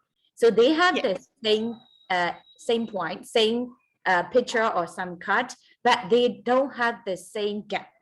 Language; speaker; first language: English; non-native, learner; Burmese